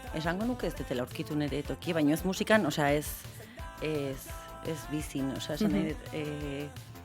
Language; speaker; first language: Basque; native; Basque